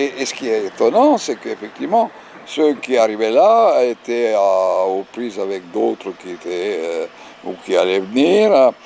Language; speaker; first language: French; non-native, fluent; Bulgarian